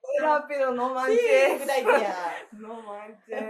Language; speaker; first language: Spanish; non-native, learner; Japanese